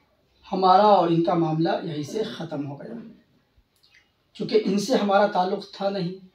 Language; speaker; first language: Hindi; native; Hindi